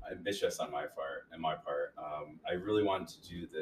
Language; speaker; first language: English; native; English